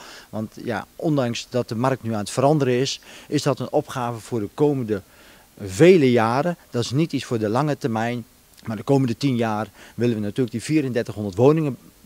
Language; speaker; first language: Dutch; native; Dutch